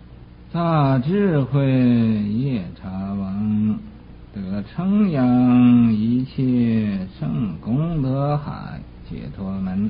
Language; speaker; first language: Chinese; native; Chinese